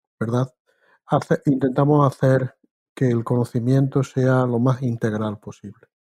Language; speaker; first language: Spanish; native; Spanish